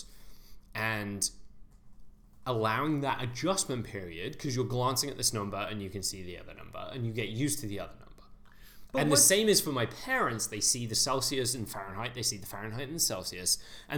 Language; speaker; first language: English; native; English